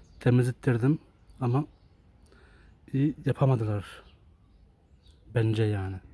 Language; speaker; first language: Turkish; early bilingual, heritage; Turkish